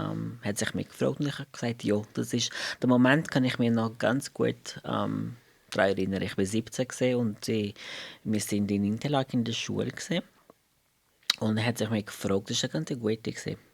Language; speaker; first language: German; non-native, fluent; Portuguese